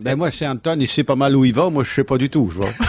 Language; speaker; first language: French; native; French